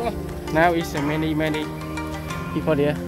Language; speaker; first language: English; non-native, learner; Vietnamese